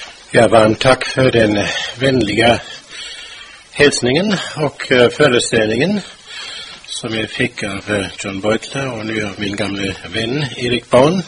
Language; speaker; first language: Swedish; non-native, fluent; German